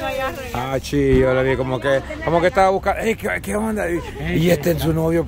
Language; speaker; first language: Spanish; native; Spanish